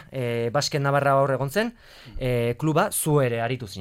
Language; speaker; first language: Basque; native; Basque